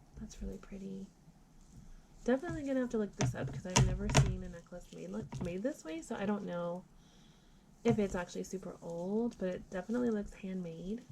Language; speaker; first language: English; native; English